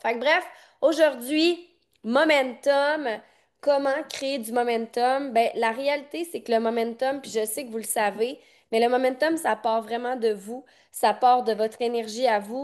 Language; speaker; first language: French; native; French